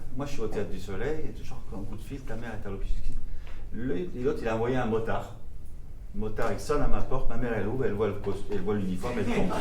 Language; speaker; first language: French; non-native, local second language; Armenian